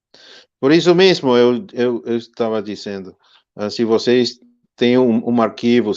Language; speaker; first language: Portuguese; non-native, fluent; Spanish